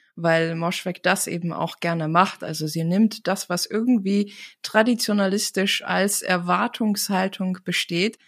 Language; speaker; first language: German; non-native, fluent; Estonian